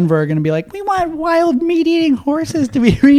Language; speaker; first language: English; native; English